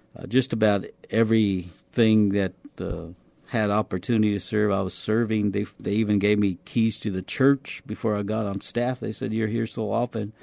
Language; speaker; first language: English; native; English